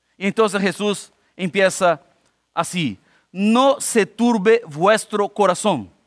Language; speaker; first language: Spanish; non-native, fluent; Portuguese